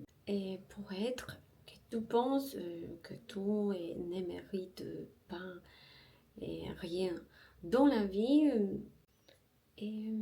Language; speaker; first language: French; non-native, learner; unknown